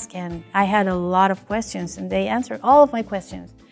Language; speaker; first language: English; non-native, fluent; Spanish